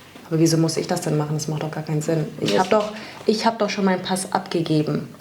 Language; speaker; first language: German; early bilingual, other home language; Indonesian